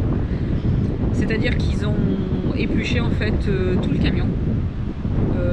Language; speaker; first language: French; native; French